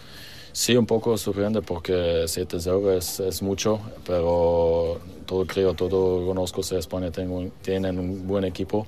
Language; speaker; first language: Spanish; non-native, learner; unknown